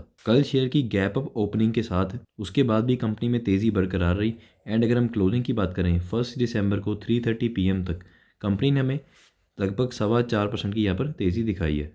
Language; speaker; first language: Hindi; native; Hindi